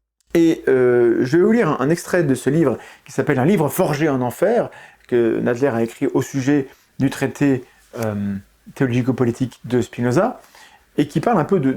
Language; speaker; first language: French; native; French